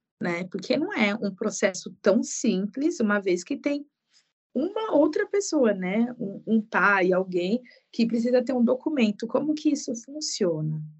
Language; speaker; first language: Portuguese; native; Portuguese